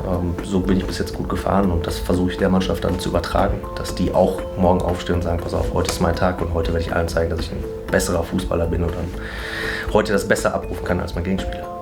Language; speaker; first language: German; native; German